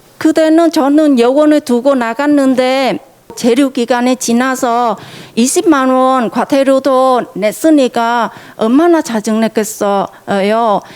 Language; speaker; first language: Korean; non-native, fluent; Vietnamese